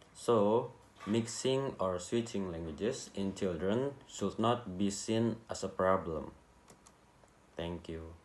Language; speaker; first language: English; non-native, learner; Indonesian